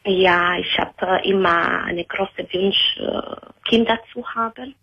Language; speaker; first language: German; non-native, learner; Italian